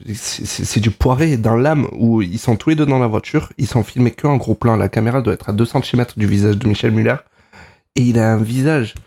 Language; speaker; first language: French; native; French